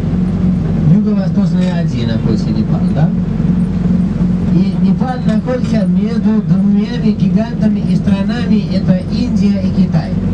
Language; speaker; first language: Russian; non-native, learner; Nepali